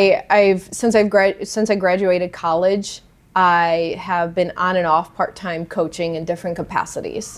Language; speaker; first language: English; native; English